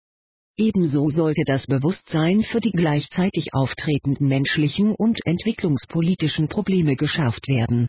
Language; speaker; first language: German; native; German